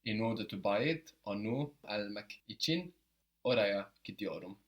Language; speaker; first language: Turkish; non-native, fluent; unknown